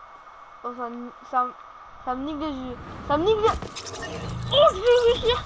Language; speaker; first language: French; native; French